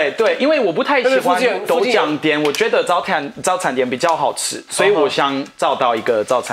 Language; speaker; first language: Chinese; non-native, fluent; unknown